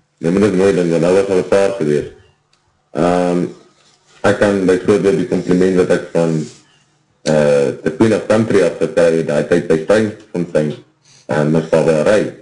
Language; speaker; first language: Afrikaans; native; Afrikaans